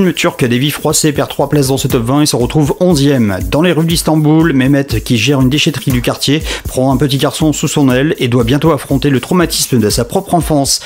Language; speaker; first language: French; native; French